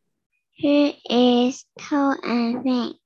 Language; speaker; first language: English; non-native, learner; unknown